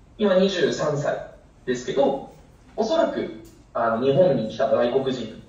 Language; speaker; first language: Japanese; non-native, fluent; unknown